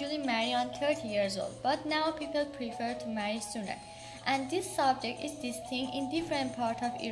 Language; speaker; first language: English; non-native, learner; Persian